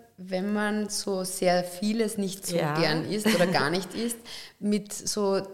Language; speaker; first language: German; native; German